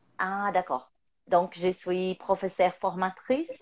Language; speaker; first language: French; non-native, learner; Portuguese